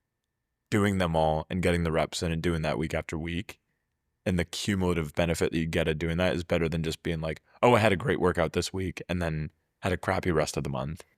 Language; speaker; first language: English; native; English